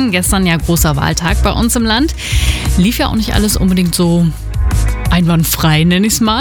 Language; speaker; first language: German; native; German